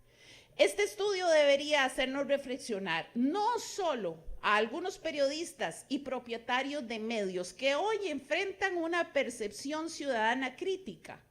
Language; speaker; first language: Spanish; native; Spanish